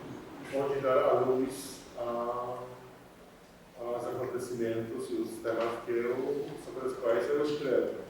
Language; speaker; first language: Portuguese; non-native, fluent; Polish